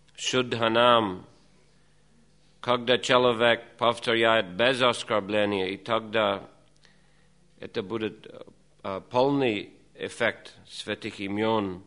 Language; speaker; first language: Russian; non-native, fluent; English